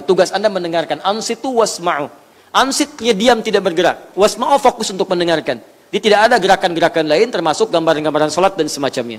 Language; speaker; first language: Indonesian; native; Indonesian